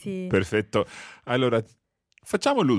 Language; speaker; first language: Italian; non-native, fluent; English